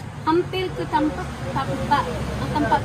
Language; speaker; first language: Indonesian; non-native, learner; Cebuano